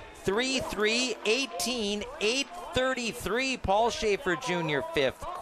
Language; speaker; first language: English; native; English